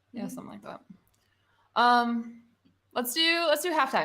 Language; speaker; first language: English; native; English